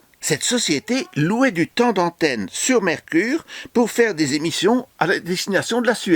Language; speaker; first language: French; native; French